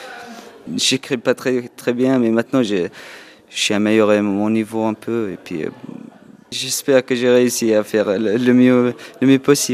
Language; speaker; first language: French; non-native, learner; Arabic